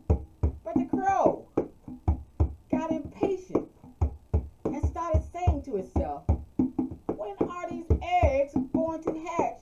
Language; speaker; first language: English; native; English